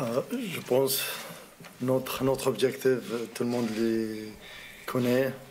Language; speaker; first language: French; non-native, learner; Arabic